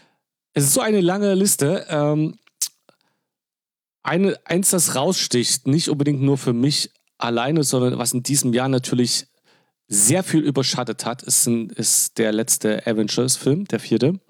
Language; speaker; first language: German; native; German